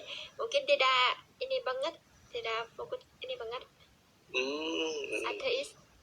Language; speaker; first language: Indonesian; non-native, learner; Vietnamese